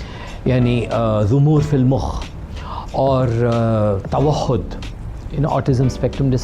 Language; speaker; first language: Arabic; non-native, learner; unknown